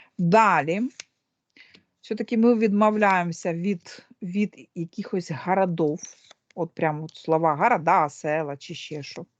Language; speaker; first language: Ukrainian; non-native, local second language; Russian